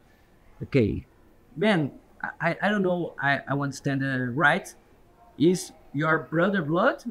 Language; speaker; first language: English; non-native, learner; Portuguese